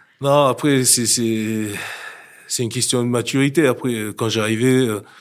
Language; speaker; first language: French; non-native, fluent; English